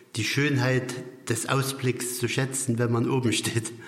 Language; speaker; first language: German; native; German